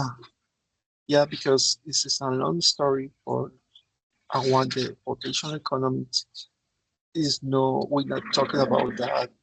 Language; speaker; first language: English; non-native, learner; Spanish